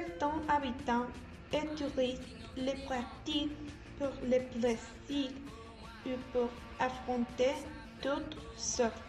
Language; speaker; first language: French; non-native, learner; Spanish